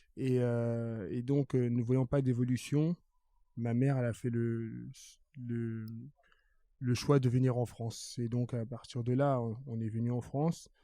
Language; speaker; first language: French; early bilingual, other home language; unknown